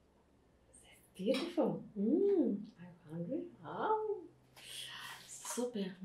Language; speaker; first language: English; non-native, learner; Russian